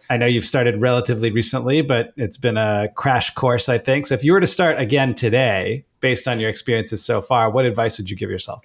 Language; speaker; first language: English; early bilingual, other home language; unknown